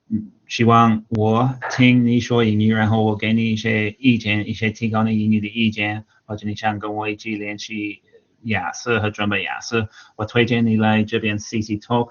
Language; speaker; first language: Chinese; non-native, fluent; English